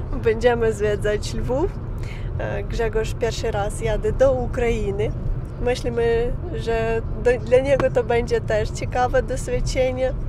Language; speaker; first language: Polish; non-native, learner; Ukrainian